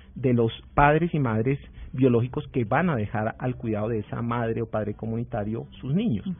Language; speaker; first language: Spanish; native; Spanish